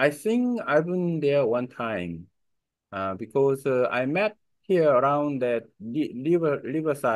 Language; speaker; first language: English; non-native, learner; Korean